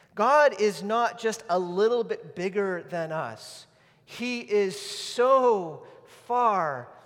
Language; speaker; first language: English; native; English